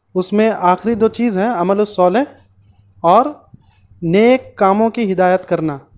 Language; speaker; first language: Hindi; non-native, local second language; Bangla